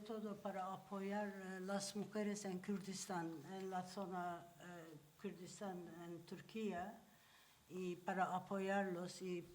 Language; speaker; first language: Spanish; non-native, learner; Turkish